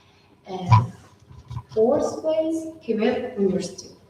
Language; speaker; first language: English; non-native, learner; Russian